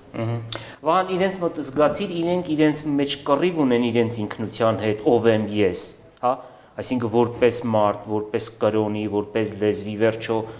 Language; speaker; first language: Armenian; native; Armenian